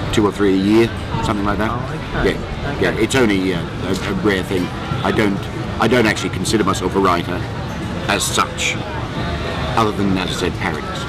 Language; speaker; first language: English; native; English